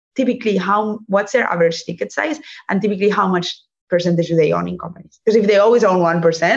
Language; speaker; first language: English; non-native, fluent; Spanish